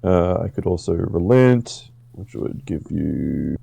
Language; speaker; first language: English; native; English